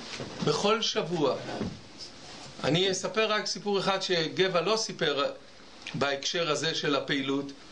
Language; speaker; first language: Hebrew; non-native, fluent; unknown